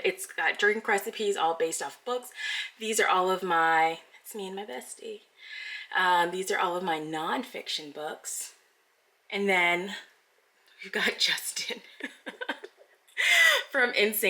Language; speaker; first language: English; native; English